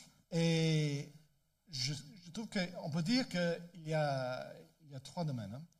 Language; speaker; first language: French; non-native, learner; English